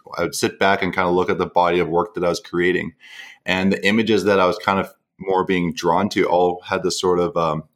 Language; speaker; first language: English; native; English